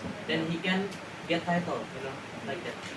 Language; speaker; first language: English; non-native, learner; Indonesian